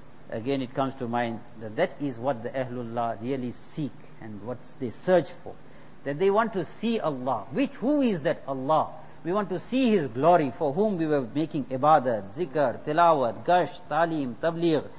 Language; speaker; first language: English; native; English